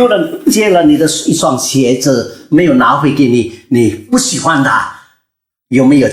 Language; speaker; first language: Chinese; early bilingual, heritage; Chinese